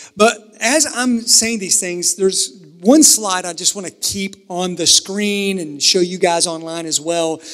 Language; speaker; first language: English; native; English